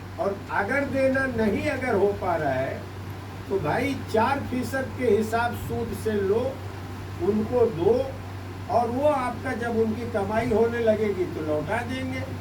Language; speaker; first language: Hindi; native; Hindi